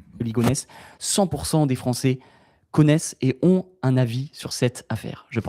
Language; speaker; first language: French; native; French